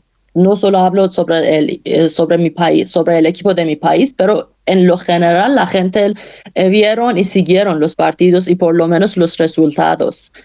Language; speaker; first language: Spanish; non-native, fluent; Persian